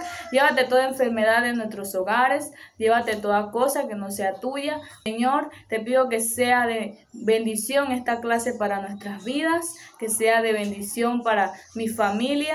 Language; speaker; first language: Spanish; native; Spanish